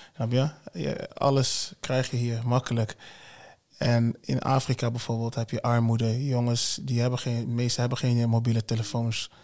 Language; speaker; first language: Dutch; early bilingual, other home language; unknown